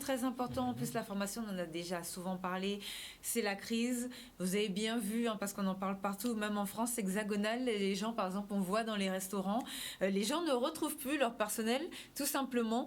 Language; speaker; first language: French; native; French